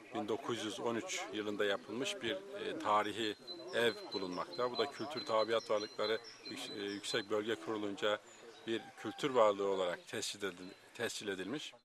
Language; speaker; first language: Turkish; native; Turkish